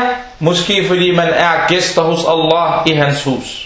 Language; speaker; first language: Danish; non-native, fluent; Arabic